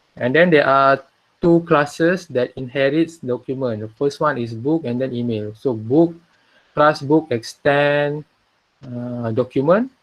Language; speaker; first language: English; non-native, local second language; Malay